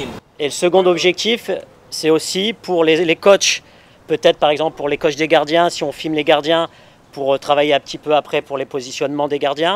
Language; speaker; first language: French; native; French